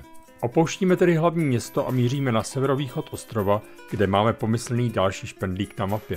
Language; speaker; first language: Czech; native; Czech